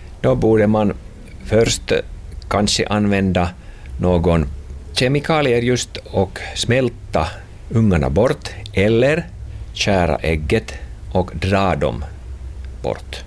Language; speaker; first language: Swedish; non-native, local second language; Finnish